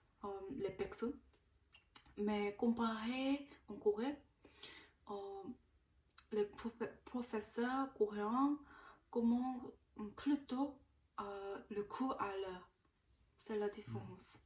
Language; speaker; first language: French; non-native, learner; Korean